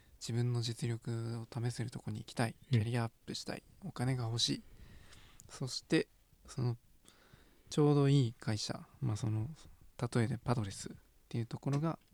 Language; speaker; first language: Japanese; native; Japanese